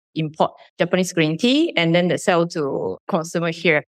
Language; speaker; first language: English; non-native, fluent; Japanese